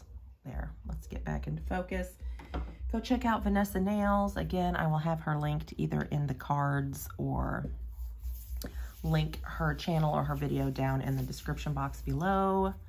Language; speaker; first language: English; native; English